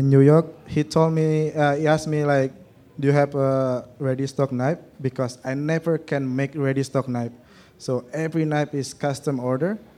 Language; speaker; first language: English; non-native, learner; Indonesian